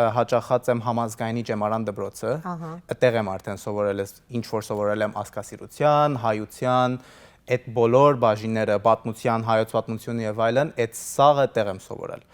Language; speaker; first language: Armenian; early bilingual, heritage; Armenian